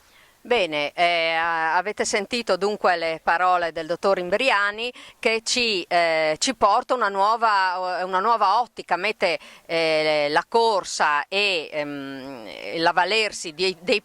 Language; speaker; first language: Italian; native; Italian